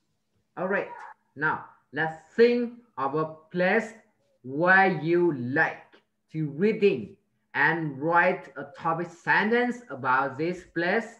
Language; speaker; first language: English; non-native, learner; Vietnamese